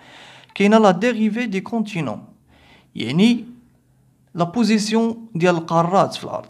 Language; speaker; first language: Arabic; native; Arabic